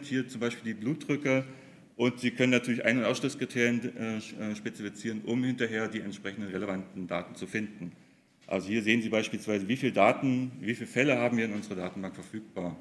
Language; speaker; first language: German; native; German